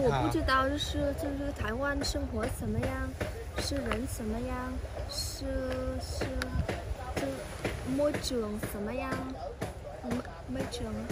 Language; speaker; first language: Chinese; non-native, learner; Vietnamese